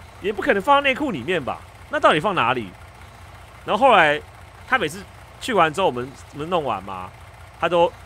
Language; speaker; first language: Chinese; native; Chinese